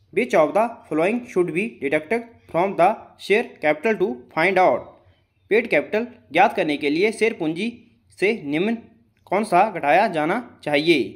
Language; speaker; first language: Hindi; native; Hindi